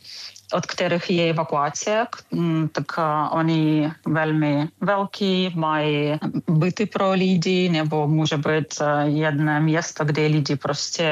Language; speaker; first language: Czech; non-native, learner; Ukrainian